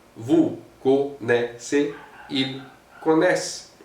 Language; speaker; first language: French; non-native, fluent; Portuguese